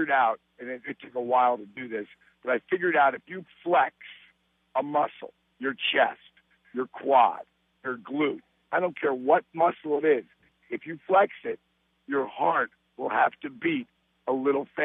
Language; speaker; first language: English; native; English